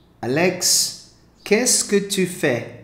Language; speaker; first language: French; non-native, fluent; Portuguese